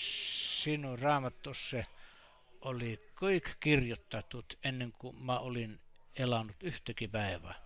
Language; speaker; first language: Finnish; non-native, learner; Estonian